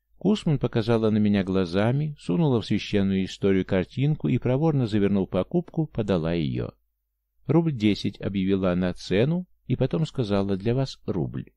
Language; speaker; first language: Russian; native; Russian